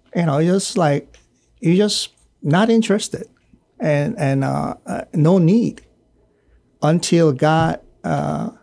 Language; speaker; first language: English; non-native, fluent; Korean